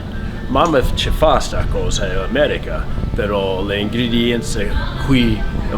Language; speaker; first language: Italian; early bilingual, heritage; Italian